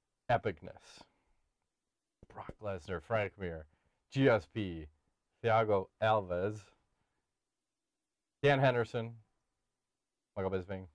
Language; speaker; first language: English; native; English